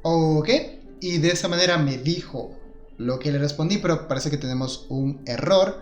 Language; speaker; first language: Spanish; native; Spanish